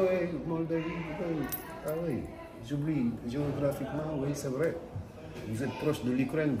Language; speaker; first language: French; non-native, local second language; Wolof